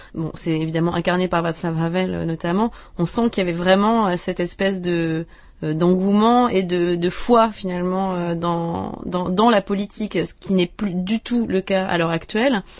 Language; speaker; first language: French; native; French